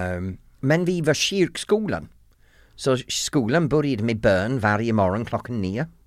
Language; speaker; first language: Swedish; non-native, fluent; English